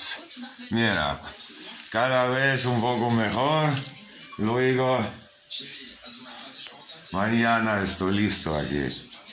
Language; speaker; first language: Spanish; non-native, learner; German